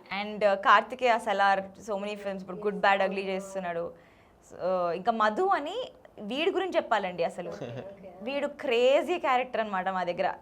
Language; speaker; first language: Telugu; native; Telugu